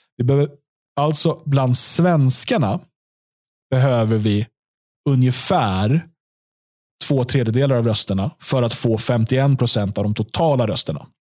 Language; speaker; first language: Swedish; native; Swedish